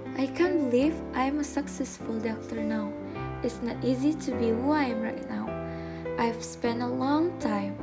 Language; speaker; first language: English; non-native, learner; Minangkabau